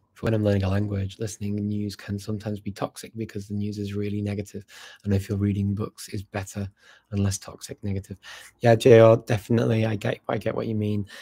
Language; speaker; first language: English; native; English